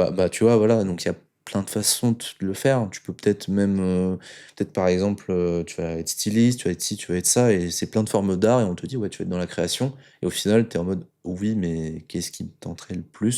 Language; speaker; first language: French; native; French